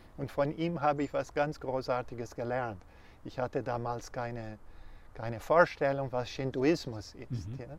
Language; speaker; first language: German; non-native, fluent; Portuguese